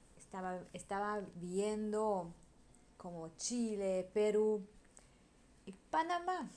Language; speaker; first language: Spanish; non-native, learner; Hungarian